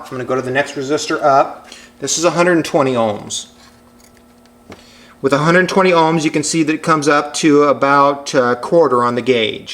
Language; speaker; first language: English; native; English